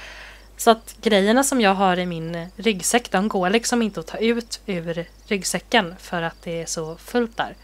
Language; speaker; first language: Swedish; native; Swedish